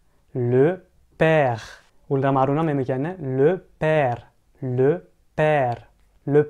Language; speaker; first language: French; early bilingual, other home language; Sinhala